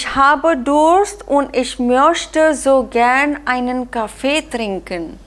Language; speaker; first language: German; non-native, fluent; Hindi